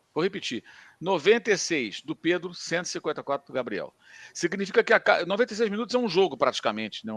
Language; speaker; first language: Portuguese; native; Portuguese